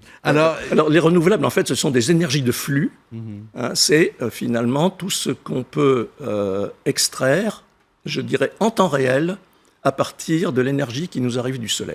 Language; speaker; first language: French; native; French